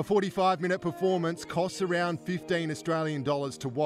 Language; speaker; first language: English; native; English